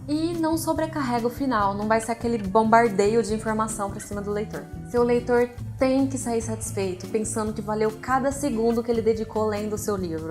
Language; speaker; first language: Portuguese; native; Portuguese